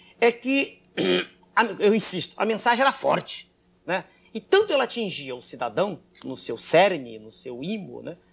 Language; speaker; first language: Portuguese; native; Portuguese